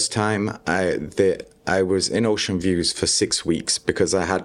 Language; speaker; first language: English; native; English